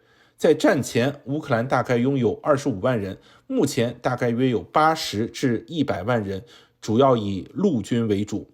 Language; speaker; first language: Chinese; native; Chinese